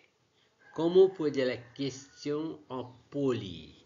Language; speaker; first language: French; non-native, learner; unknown